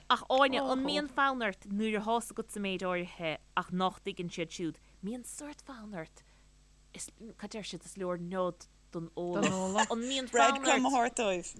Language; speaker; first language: Irish; native; Irish